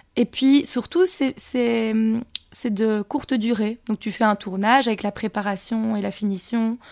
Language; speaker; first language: French; native; French